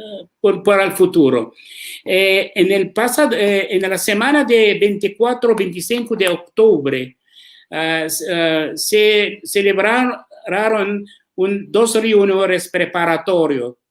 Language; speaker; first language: Spanish; non-native, learner; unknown